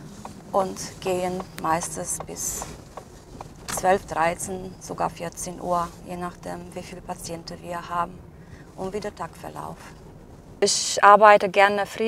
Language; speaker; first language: German; non-native, fluent; Polish